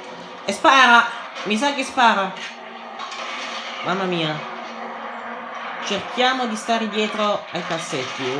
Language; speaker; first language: Italian; native; Italian